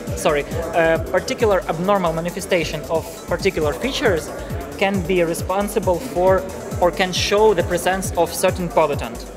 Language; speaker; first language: English; non-native, fluent; Ukrainian